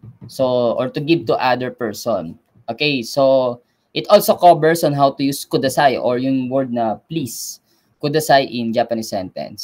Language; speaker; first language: English; non-native, local second language; Filipino